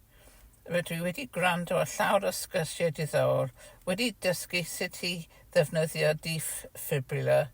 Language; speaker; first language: Welsh; non-native, fluent; English